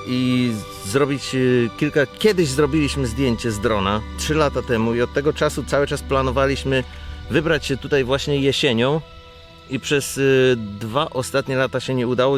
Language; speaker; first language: Polish; native; Polish